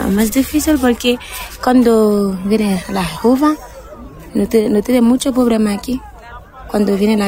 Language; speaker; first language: Spanish; non-native, learner; Haitian Creole